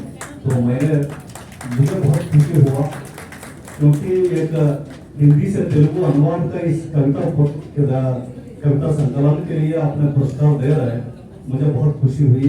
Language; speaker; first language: Hindi; non-native, local second language; Telugu